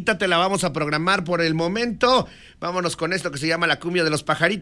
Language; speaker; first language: Spanish; native; Spanish